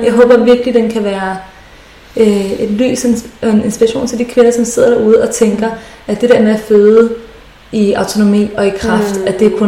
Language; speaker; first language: Danish; native; Danish